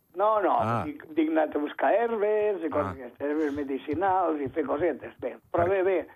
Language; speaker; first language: Catalan; native; Catalan